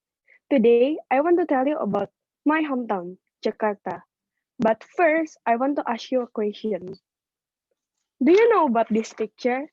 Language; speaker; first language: English; non-native, local second language; Indonesian